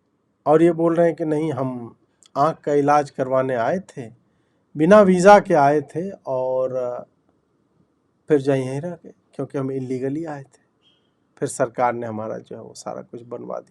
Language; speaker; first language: Hindi; native; Hindi